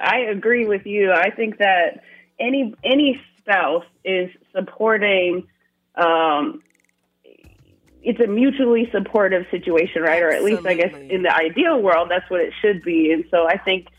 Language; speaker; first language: English; native; English